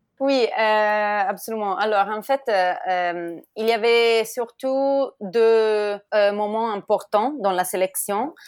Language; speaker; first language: French; non-native, fluent; Italian